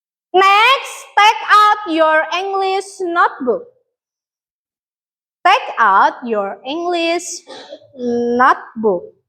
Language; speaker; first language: English; non-native, learner; Indonesian